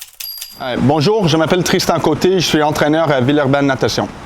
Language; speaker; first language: French; non-native, fluent; English